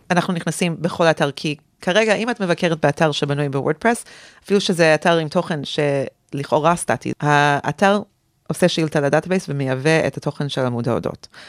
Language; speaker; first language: Hebrew; early bilingual, heritage; Hebrew